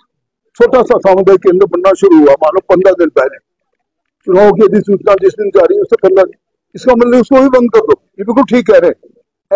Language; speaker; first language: Hindi; native; Hindi